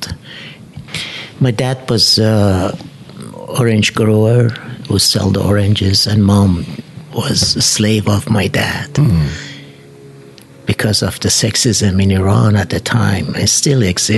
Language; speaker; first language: English; non-native, fluent; Persian